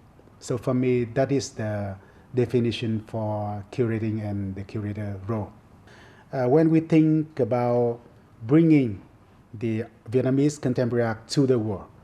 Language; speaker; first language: English; non-native, fluent; Vietnamese